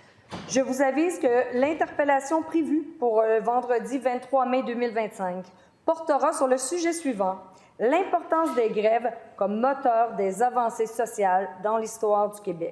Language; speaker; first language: French; native; French